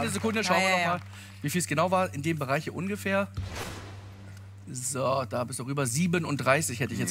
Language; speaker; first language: German; native; German